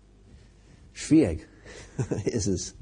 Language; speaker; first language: German; non-native, fluent; English